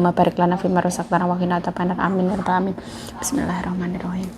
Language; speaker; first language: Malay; non-native, local second language; Javanese